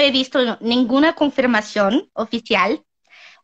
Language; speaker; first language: Spanish; non-native, learner; Portuguese